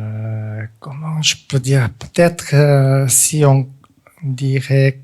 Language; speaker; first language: French; non-native, fluent; Korean